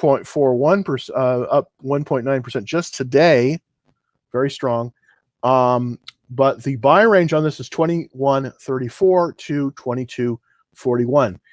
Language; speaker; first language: English; native; English